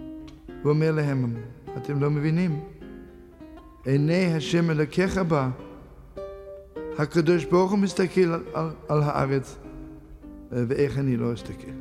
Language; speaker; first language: Hebrew; non-native, fluent; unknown